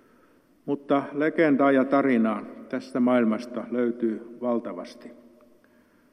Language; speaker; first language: Finnish; native; Finnish